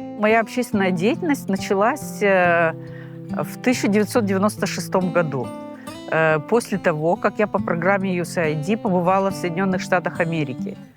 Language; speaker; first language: Russian; non-native, local second language; Gagauz